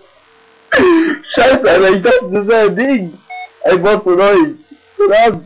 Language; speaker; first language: German; native; German